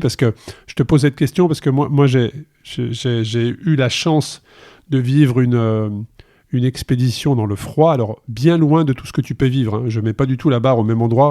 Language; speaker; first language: French; native; French